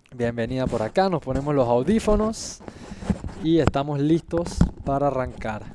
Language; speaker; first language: Spanish; native; Spanish